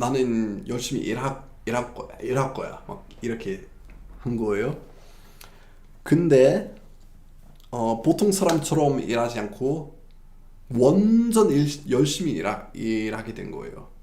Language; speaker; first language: Korean; non-native, fluent; English